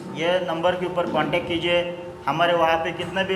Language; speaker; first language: Hindi; non-native, local second language; Marathi